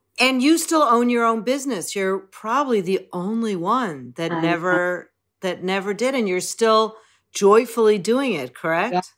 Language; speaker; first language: English; native; English